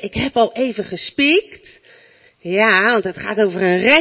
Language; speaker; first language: Dutch; native; Dutch